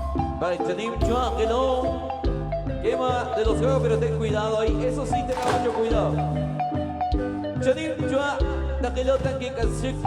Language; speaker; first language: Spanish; non-native, local second language; Kʼicheʼ